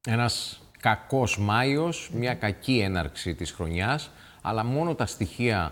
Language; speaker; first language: Greek; native; Greek